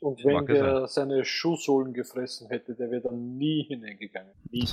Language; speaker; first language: German; native; German